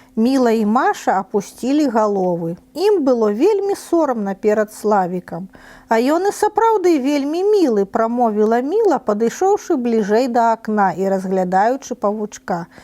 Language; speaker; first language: Belarusian; non-native, local second language; Russian